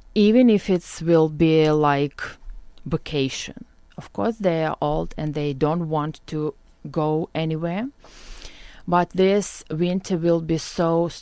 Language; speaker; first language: English; non-native, learner; Ukrainian